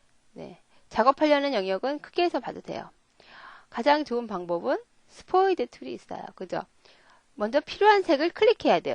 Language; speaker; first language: Korean; native; Korean